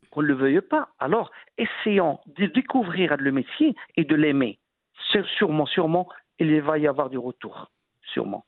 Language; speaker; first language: French; non-native, local second language; Arabic